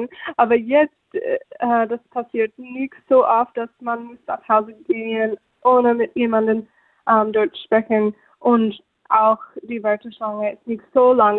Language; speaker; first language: German; non-native, fluent; English